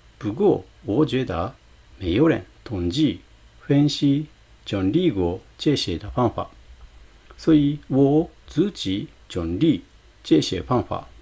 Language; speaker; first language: Chinese; non-native, learner; Japanese